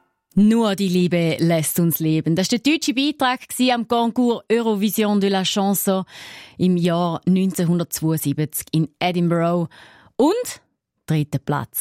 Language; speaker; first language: German; native; German